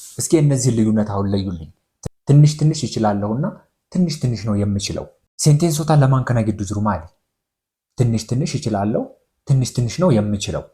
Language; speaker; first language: Amharic; non-native, local second language; Oromo